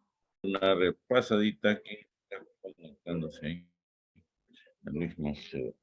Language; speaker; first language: Spanish; native; Spanish